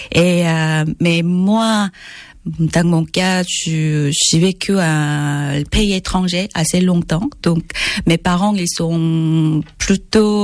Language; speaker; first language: French; non-native, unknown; Korean